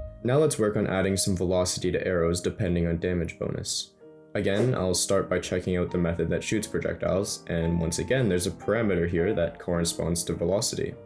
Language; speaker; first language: English; native; English